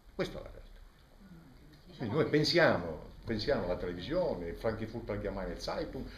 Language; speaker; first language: Italian; native; Italian